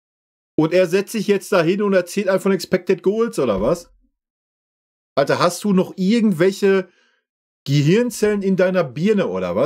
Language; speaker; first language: German; native; German